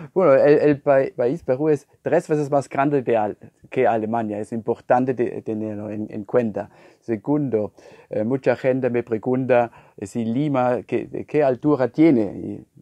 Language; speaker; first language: Spanish; non-native, fluent; German